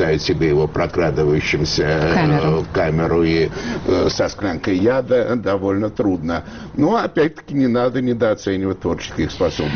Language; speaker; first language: Russian; native; Russian